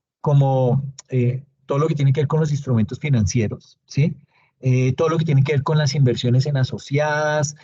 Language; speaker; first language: Spanish; native; Spanish